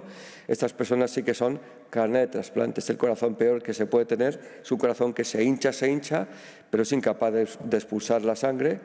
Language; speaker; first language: Spanish; native; Spanish